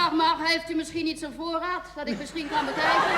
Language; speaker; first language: Dutch; native; Dutch